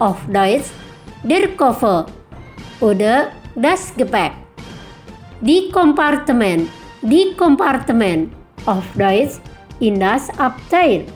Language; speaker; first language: German; non-native, fluent; Indonesian